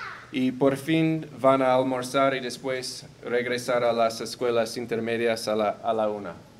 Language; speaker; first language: Spanish; non-native, fluent; English